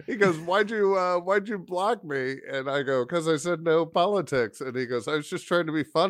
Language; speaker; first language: English; native; English